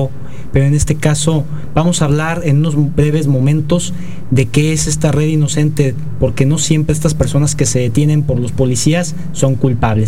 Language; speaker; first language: Spanish; native; Spanish